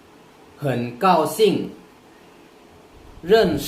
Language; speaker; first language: Chinese; non-native, learner; Lao